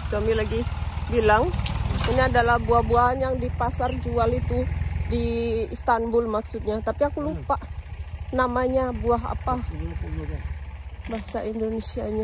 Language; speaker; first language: Indonesian; native; Indonesian